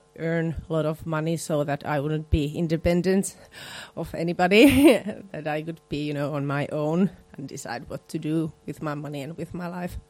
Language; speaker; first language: English; non-native, fluent; Finnish